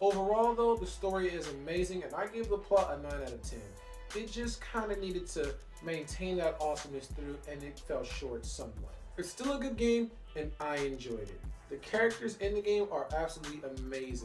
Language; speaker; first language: English; native; English